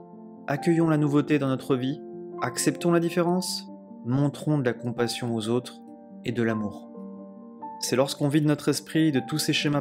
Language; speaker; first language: French; native; French